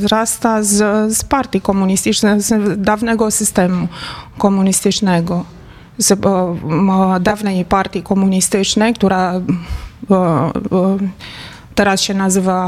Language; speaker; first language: Polish; non-native, fluent; Romanian